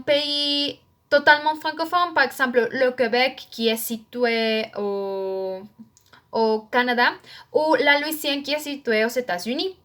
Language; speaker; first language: French; non-native, learner; Spanish